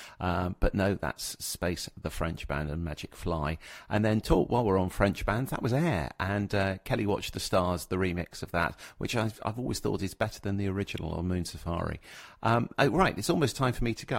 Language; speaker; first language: English; native; English